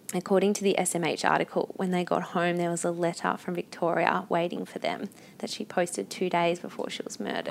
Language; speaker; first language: English; native; English